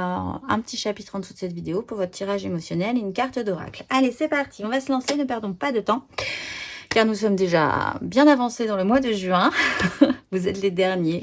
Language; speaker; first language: French; native; French